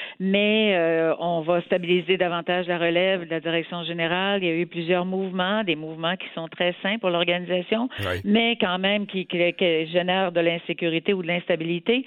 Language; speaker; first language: French; native; French